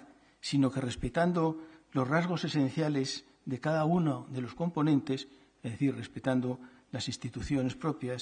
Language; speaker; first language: Spanish; native; Spanish